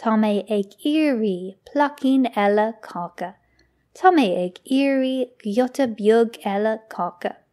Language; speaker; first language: Irish; non-native, local second language; English